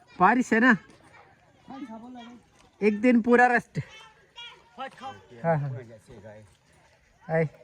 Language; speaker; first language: Hindi; non-native, local second language; Malayalam